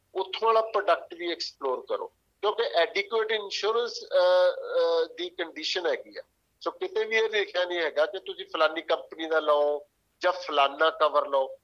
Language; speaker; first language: Punjabi; native; Punjabi